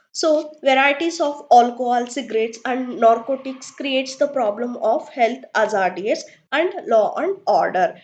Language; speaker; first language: English; non-native, local second language; Kannada